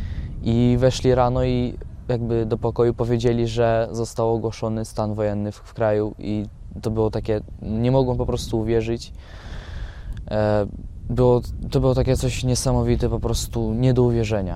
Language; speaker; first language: Polish; non-native, fluent; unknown